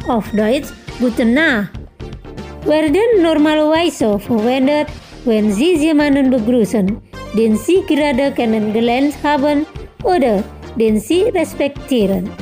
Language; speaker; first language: German; non-native, fluent; Indonesian